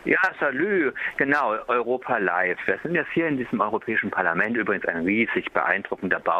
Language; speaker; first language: German; native; German